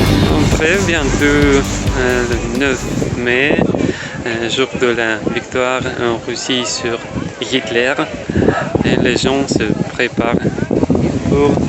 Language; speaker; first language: French; non-native, fluent; Russian